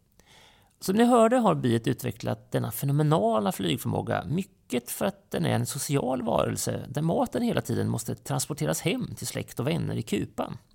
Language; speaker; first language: Swedish; native; Swedish